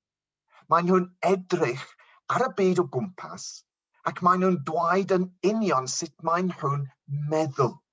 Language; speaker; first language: Welsh; non-native, local second language; English